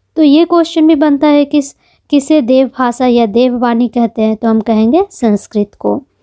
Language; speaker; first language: Hindi; native; Hindi